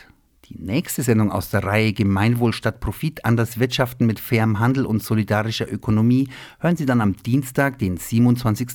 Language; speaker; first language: German; native; German